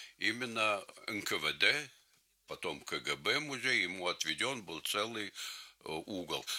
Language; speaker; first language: Russian; non-native, local second language; Lithuanian